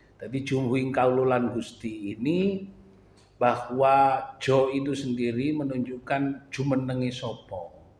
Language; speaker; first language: Indonesian; non-native, local second language; Madurese